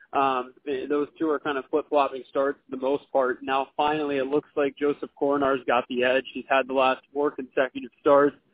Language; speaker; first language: English; native; English